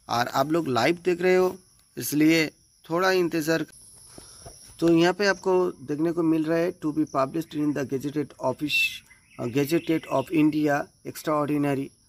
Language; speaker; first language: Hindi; non-native, local second language; Bangla